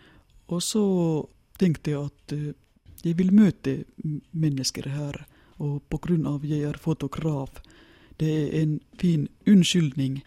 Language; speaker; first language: Norwegian; non-native, fluent; Finnish